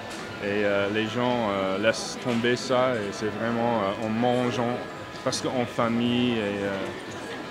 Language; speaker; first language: French; non-native, fluent; English